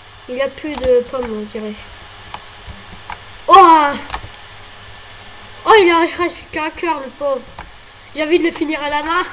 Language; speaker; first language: French; native; French